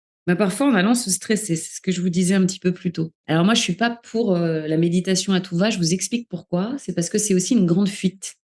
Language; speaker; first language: French; native; French